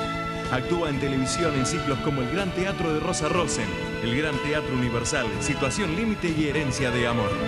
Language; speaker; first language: Spanish; native; Spanish